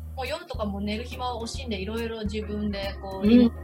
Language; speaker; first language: Japanese; native; Japanese